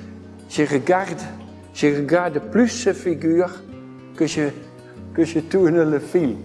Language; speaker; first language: French; non-native, fluent; Dutch